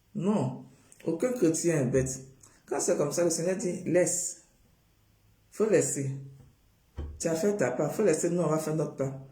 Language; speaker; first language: French; non-native, local second language; Baoulé